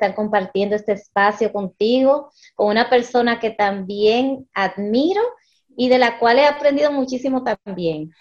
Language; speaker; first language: Spanish; early bilingual, heritage; Spanish